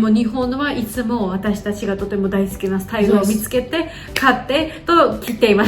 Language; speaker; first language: Japanese; non-native, fluent; Georgian